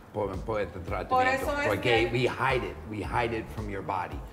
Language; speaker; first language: Spanish; non-native, learner; English